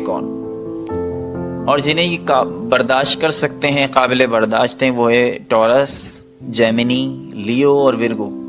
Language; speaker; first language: Urdu; native; Urdu